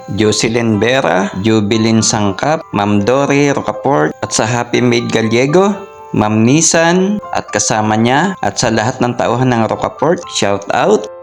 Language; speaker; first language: Filipino; native; Filipino